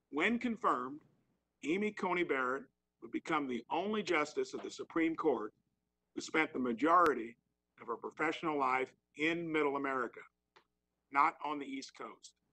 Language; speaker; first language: English; native; English